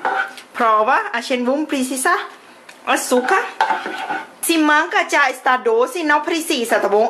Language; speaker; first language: Portuguese; non-native, fluent; Thai